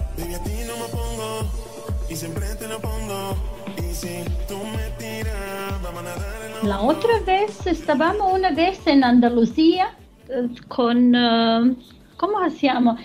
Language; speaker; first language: Spanish; non-native, learner; German